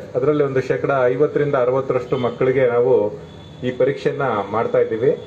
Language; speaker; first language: Kannada; native; Kannada